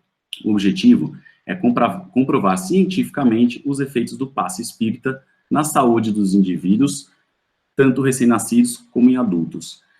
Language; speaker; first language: Portuguese; native; Portuguese